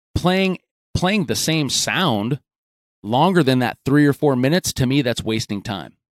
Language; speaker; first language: English; native; English